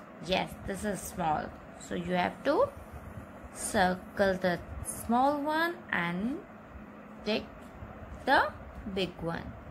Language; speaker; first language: English; non-native, local second language; Hindi